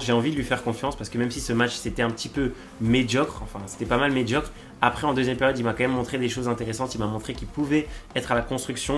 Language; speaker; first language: French; native; French